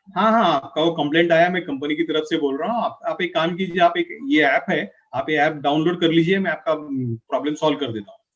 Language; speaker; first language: Hindi; non-native, local second language; Marathi